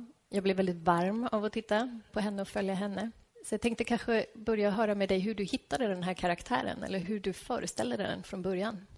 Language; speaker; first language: Swedish; native; Swedish